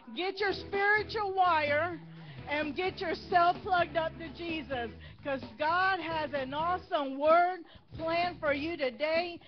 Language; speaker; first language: English; native; English